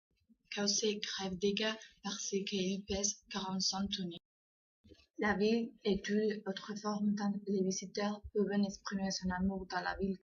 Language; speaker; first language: French; non-native, learner; Spanish